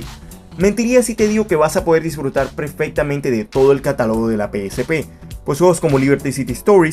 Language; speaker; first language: Spanish; native; Spanish